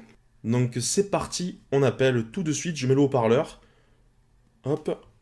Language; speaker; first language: French; native; French